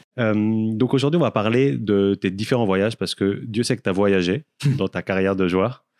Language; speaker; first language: French; native; French